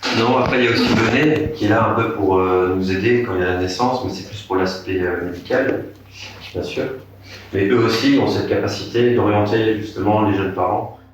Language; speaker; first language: French; native; French